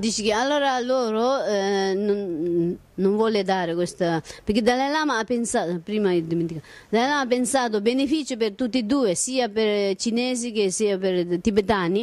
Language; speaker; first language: Italian; non-native, learner; Tibetan